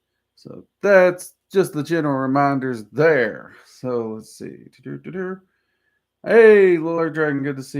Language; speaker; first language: English; native; English